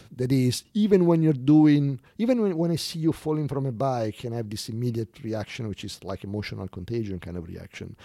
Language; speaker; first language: English; non-native, fluent; Italian